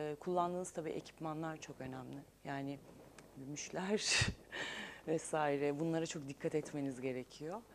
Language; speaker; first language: Turkish; native; Turkish